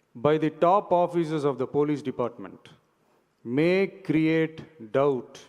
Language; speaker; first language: English; non-native, local second language; Tamil